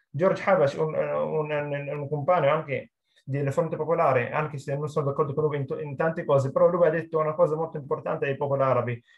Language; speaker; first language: Italian; non-native, fluent; Arabic